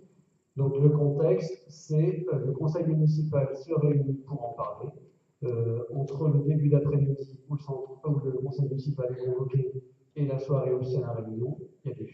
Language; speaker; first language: French; native; French